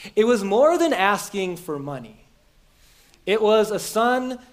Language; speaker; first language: English; native; English